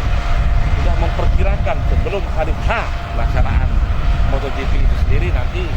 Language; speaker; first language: Indonesian; non-native, local second language; Sasak